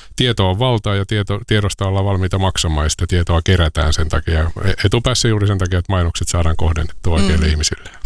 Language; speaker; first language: Finnish; native; Finnish